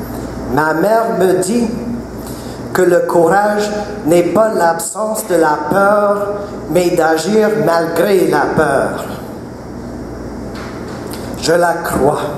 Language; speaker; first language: French; non-native, local second language; English